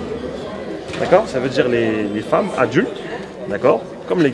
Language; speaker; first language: French; native; French